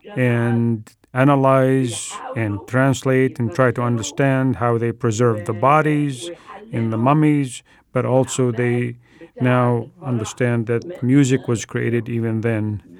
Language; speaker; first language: English; non-native, fluent; Arabic